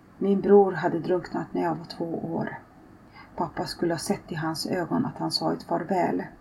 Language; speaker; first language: Swedish; early bilingual, other home language; Finnish